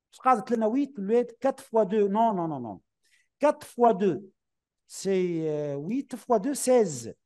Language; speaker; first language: French; non-native, local second language; Arabic